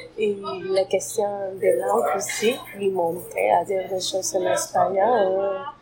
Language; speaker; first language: French; non-native, fluent; Spanish